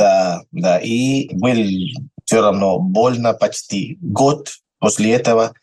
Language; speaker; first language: Russian; non-native, learner; Spanish